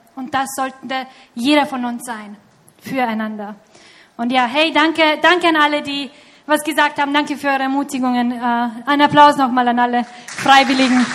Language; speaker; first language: German; non-native, fluent; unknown